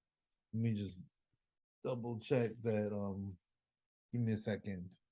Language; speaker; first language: English; native; English